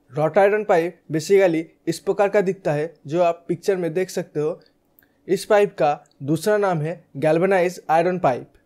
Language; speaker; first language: Hindi; native; Hindi